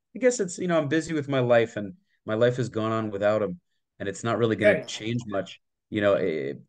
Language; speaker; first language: English; native; English